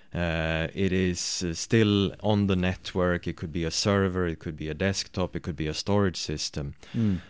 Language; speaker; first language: English; non-native, fluent; Swedish